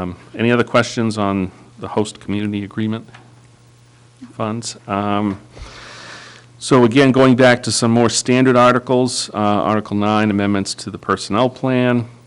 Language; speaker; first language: English; native; English